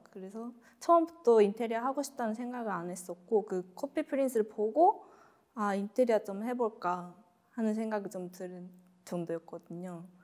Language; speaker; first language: Korean; non-native, fluent; Japanese